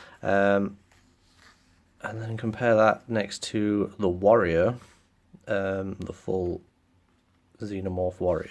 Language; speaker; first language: English; native; English